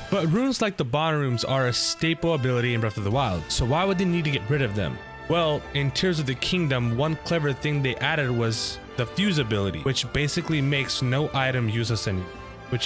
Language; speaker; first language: English; native; English